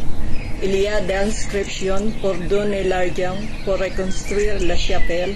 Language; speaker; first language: French; non-native, learner; Filipino